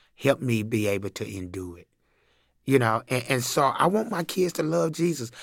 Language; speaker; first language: English; native; English